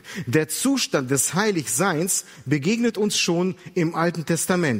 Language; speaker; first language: German; native; German